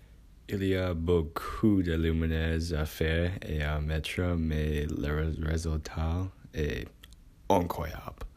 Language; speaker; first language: French; non-native, learner; English